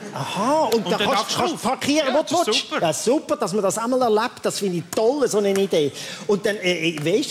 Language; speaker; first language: German; native; German